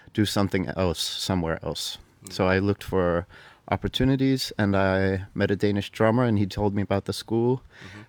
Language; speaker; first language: English; native; English